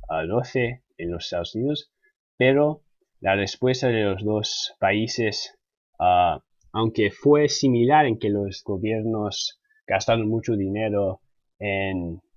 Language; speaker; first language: Spanish; non-native, fluent; English